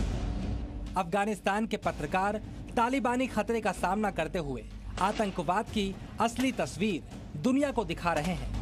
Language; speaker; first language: Hindi; native; Hindi